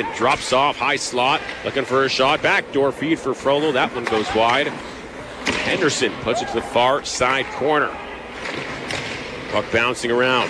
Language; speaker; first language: English; native; English